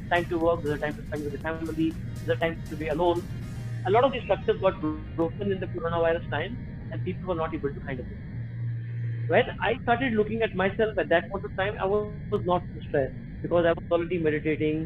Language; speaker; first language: English; non-native, local second language; Hindi